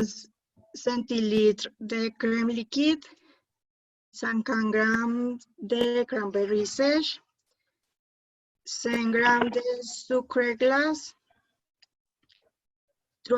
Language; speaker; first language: French; non-native, learner; Spanish